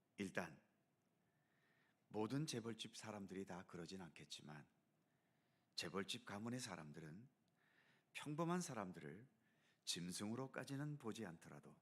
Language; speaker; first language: Korean; native; Korean